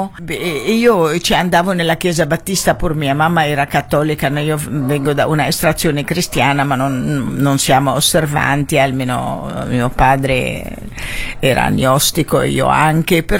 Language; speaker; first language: Italian; non-native, fluent; Arabic